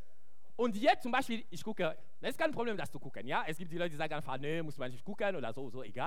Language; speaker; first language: German; non-native, fluent; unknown